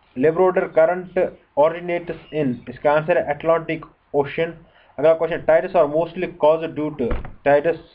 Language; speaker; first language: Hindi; non-native, local second language; Kashmiri